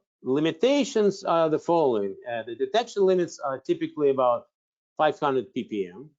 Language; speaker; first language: English; non-native, fluent; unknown